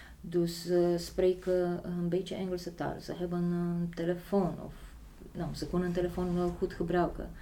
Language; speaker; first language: Dutch; non-native, fluent; Polish